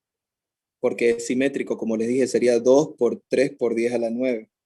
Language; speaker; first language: Spanish; native; Spanish